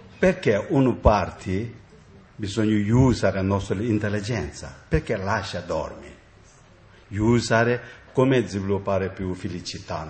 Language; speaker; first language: Italian; non-native, learner; Tibetan